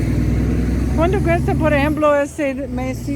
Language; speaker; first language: Spanish; non-native, learner; English